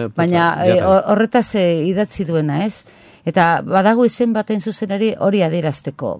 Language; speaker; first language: Basque; non-native, local second language; Spanish